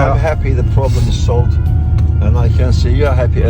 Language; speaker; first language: English; non-native, fluent; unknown